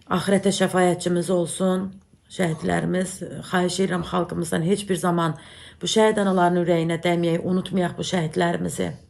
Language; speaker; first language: Azerbaijani; native; Azerbaijani